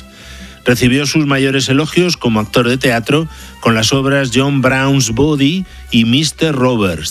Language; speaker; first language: Spanish; native; Spanish